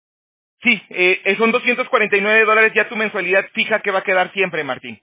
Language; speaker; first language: Spanish; native; Spanish